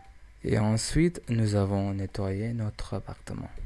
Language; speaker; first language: French; non-native, learner; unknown